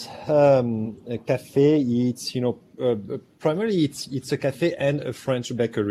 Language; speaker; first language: English; non-native, fluent; French